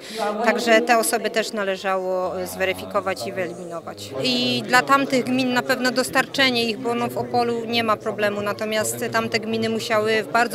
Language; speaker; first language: Polish; native; Polish